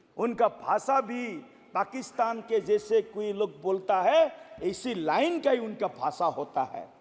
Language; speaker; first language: Hindi; non-native, local second language; Assamese